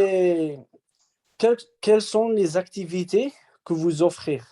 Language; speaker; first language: French; non-native, learner; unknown